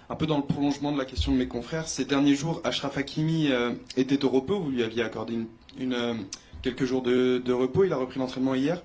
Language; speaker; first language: French; native; French